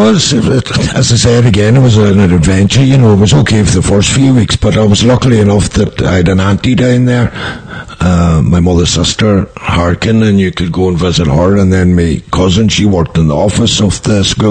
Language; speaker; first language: English; native; English